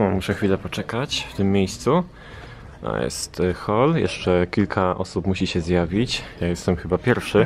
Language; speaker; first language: Polish; native; Polish